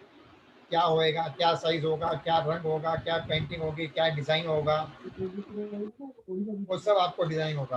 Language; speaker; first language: Hindi; native; Hindi